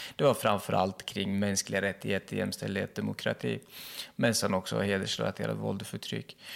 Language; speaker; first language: Swedish; early bilingual, other home language; Kurdish